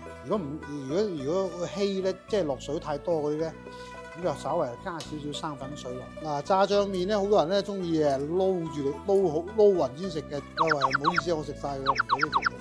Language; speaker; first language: Cantonese; native; Cantonese